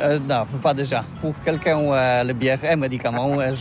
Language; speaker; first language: French; non-native, learner; Polish